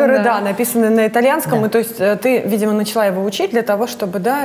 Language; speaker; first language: Russian; native; Russian